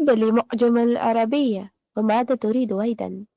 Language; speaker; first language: Arabic; non-native, learner; Hindi